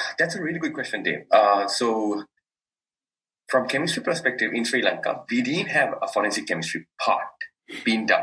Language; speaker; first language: English; non-native, local second language; Sinhala